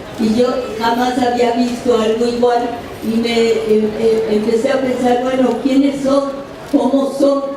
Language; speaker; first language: Spanish; early bilingual, other home language; French